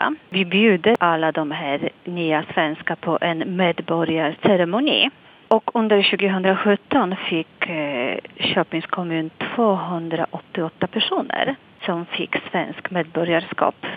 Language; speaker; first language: Swedish; non-native, fluent; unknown